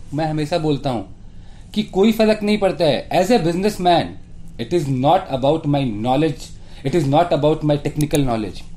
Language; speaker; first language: Hindi; native; Hindi